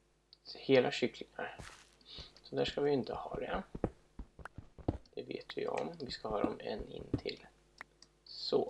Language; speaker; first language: Swedish; native; Swedish